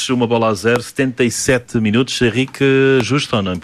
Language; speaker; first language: Portuguese; native; Portuguese